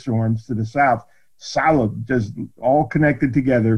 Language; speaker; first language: English; native; English